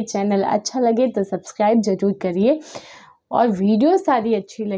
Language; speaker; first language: Hindi; native; Hindi